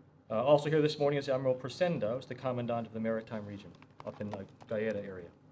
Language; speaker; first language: English; native; English